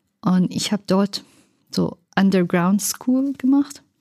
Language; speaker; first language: German; non-native, learner; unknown